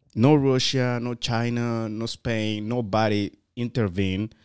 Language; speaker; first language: English; non-native, fluent; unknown